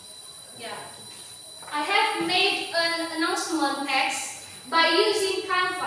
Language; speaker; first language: English; non-native, learner; Indonesian